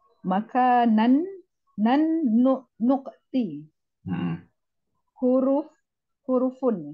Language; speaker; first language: Arabic; non-native, learner; Indonesian